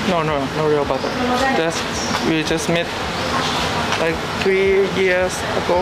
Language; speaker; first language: English; non-native, fluent; Indonesian